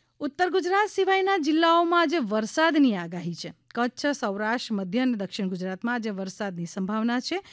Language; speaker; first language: Gujarati; native; Gujarati